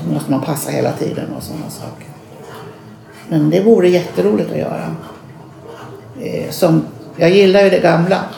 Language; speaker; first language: Swedish; native; Swedish